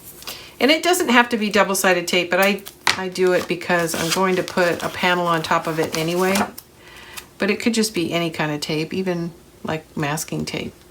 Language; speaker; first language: English; native; English